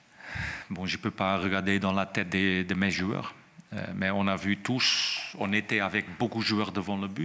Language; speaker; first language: French; non-native, fluent; Dutch